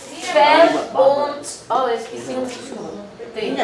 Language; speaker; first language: Portuguese; non-native, fluent; Dutch